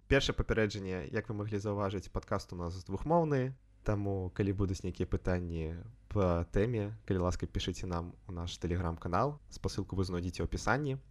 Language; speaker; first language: Belarusian; non-native, local second language; Russian